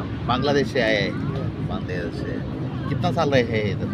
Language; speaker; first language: Hindi; non-native, local second language; Kannada